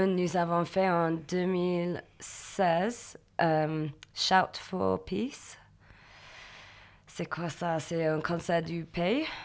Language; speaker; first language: French; non-native, learner; English